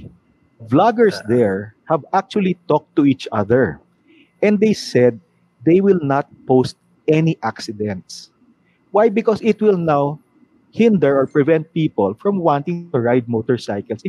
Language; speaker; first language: English; non-native, local second language; Filipino